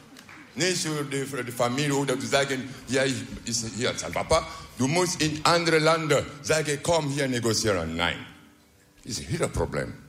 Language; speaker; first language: Dutch; non-native, learner; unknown